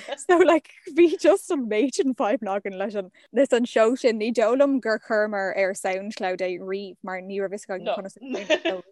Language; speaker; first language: Irish; non-native, local second language; English